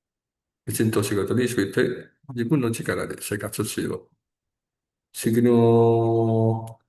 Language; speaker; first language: Japanese; non-native, learner; Indonesian